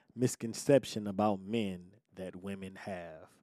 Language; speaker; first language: English; native; English